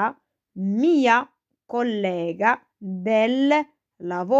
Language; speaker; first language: Italian; non-native, fluent; Arabic